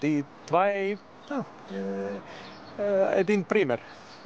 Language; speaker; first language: Bulgarian; non-native, learner; English